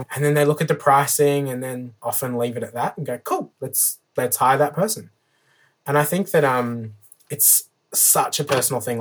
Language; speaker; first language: English; native; English